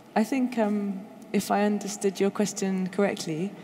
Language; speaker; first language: English; native; English